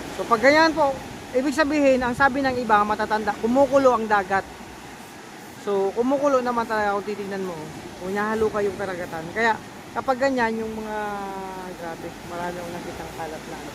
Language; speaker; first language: Filipino; non-native, local second language; Bikol